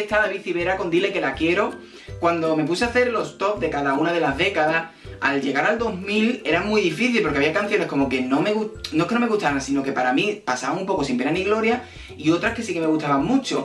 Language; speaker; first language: Spanish; native; Spanish